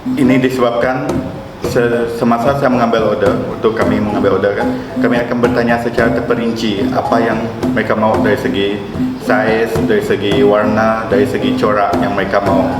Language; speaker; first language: Malay; non-native, local second language; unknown